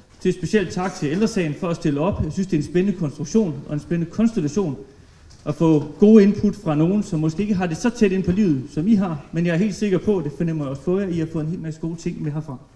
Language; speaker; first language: Danish; native; Danish